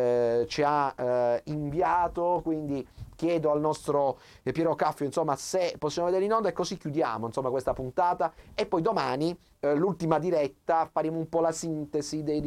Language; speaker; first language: Italian; native; Italian